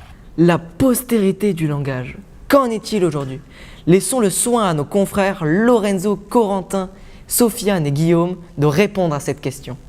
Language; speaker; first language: French; native; French